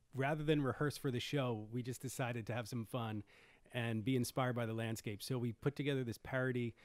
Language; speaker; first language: English; native; English